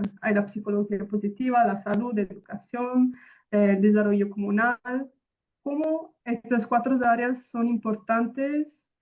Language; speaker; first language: Spanish; non-native, fluent; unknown